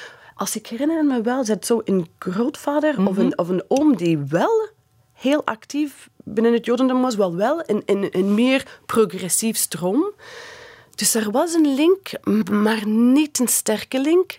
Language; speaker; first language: Dutch; non-native, fluent; English